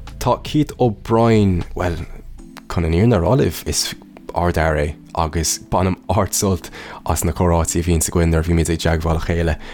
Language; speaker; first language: Irish; non-native, local second language; English